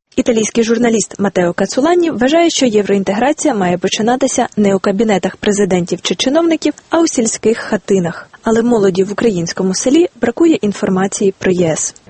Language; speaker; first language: Ukrainian; native; Ukrainian